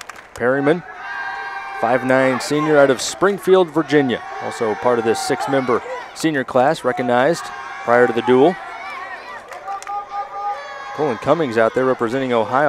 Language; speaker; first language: English; native; English